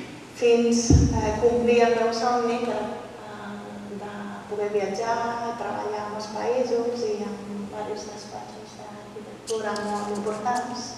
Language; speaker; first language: Catalan; early bilingual, heritage; Catalan